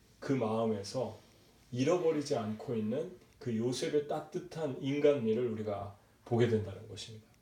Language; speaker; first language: Korean; native; Korean